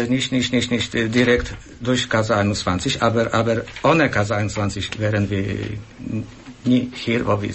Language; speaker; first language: German; non-native, learner; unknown